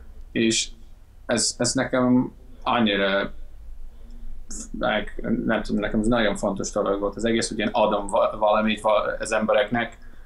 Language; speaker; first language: Hungarian; non-native, fluent; English